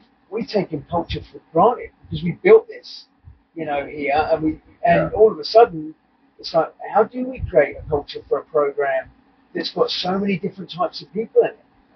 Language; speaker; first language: English; native; English